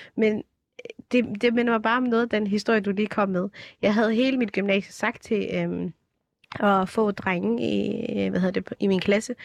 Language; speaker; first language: Danish; early bilingual, other home language; Somali